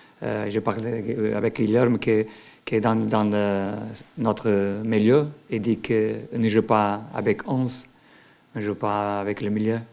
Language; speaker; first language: French; non-native, learner; Portuguese